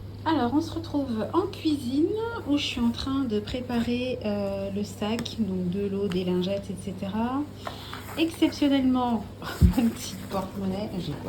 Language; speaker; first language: French; native; French